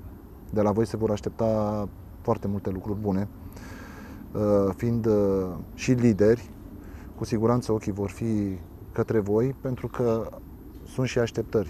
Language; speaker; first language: Romanian; native; Romanian